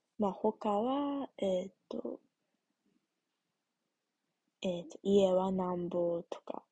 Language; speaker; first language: Japanese; non-native, learner; English